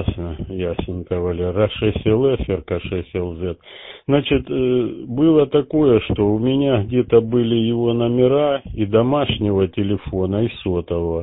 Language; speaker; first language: Russian; native; Russian